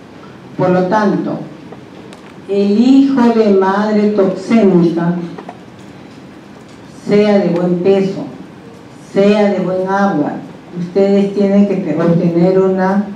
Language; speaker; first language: Spanish; native; Spanish